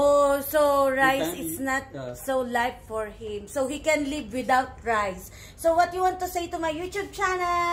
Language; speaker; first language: English; non-native, local second language; Filipino